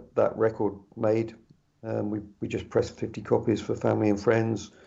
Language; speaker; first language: English; native; English